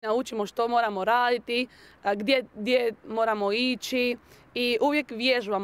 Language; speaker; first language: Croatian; early bilingual, heritage; Spanish